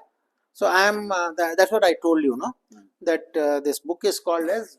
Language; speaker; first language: English; non-native, local second language; Kannada